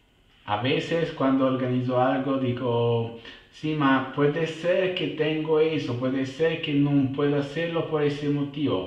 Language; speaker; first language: Spanish; non-native, fluent; Italian